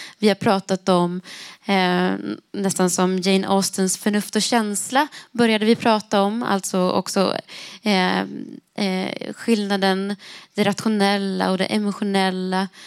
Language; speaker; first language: Swedish; native; Swedish